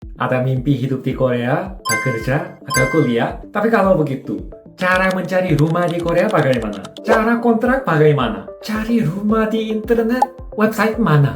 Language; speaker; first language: Indonesian; non-native, fluent; Korean